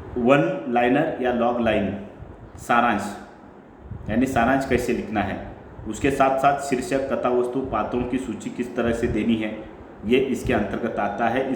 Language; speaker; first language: Hindi; non-native, local second language; Marathi